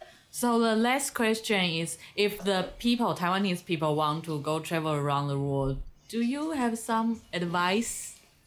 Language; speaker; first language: English; non-native, learner; Chinese